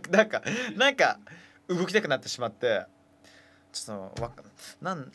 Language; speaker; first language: Japanese; native; Japanese